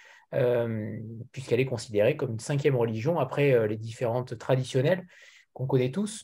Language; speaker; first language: French; native; French